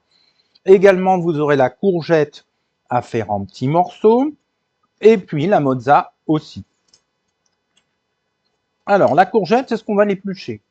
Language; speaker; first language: French; native; French